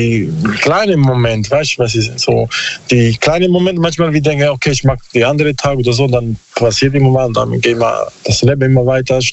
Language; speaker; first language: German; non-native, learner; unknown